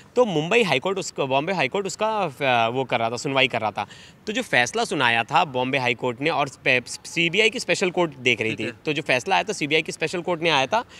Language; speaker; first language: Hindi; native; Hindi